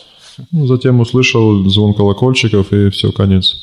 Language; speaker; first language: Russian; native; Russian